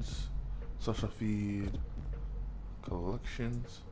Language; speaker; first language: English; native; English